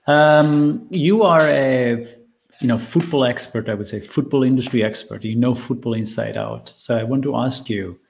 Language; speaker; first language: English; non-native, fluent; Italian